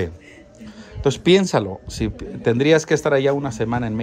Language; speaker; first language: Spanish; native; Spanish